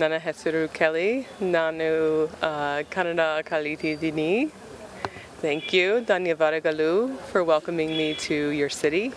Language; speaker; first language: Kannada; non-native, learner; English